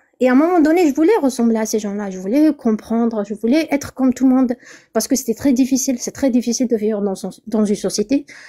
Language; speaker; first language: French; non-native, local second language; Kabyle